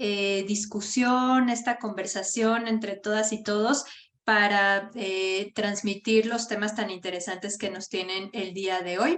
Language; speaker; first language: Spanish; native; Spanish